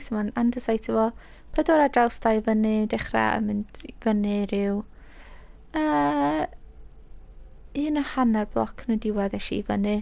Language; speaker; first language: Welsh; native; Welsh